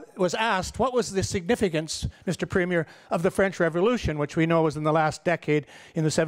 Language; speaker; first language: English; native; English